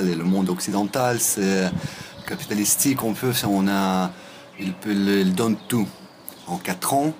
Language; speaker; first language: French; non-native, fluent; Russian